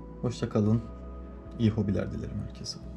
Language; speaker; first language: Turkish; native; Turkish